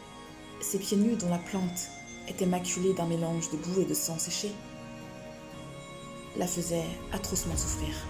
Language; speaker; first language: French; native; French